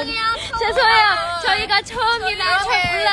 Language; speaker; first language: Korean; non-native, fluent; Chinese